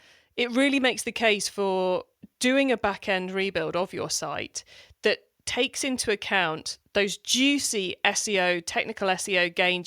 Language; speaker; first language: English; native; English